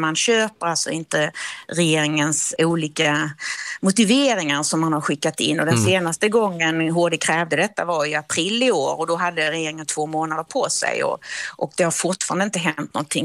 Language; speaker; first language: Swedish; native; Swedish